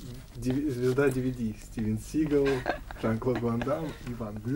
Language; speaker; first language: Russian; native; Russian